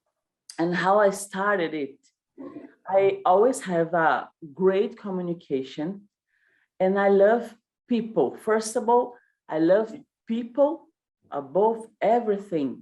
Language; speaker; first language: English; non-native, learner; Portuguese